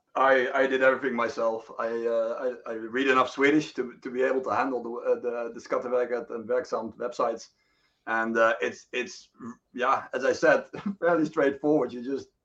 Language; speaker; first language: English; non-native, fluent; Dutch